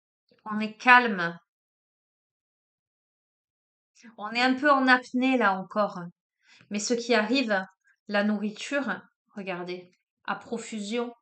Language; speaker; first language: French; native; French